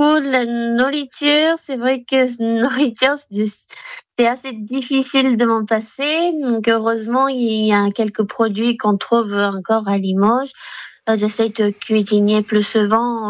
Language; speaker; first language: French; non-native, fluent; Japanese